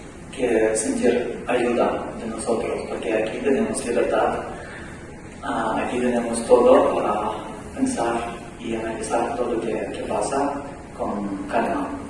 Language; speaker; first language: Spanish; non-native, learner; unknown